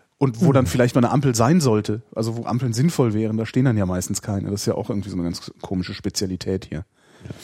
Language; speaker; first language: German; native; German